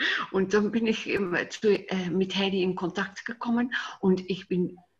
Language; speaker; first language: German; non-native, fluent; Dutch